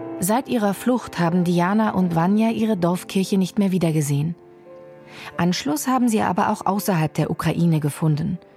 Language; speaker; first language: German; native; German